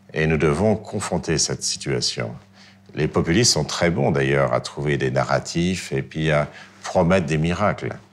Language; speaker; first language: French; native; French